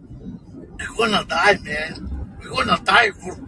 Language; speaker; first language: English; non-native, learner; Spanish